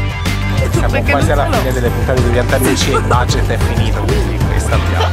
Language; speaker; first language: Italian; native; Italian